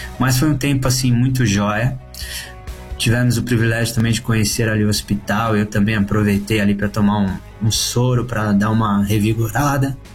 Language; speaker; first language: Portuguese; native; Portuguese